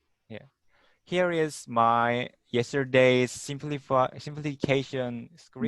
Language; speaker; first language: English; non-native, learner; Korean